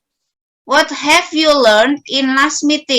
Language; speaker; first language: English; non-native, learner; Indonesian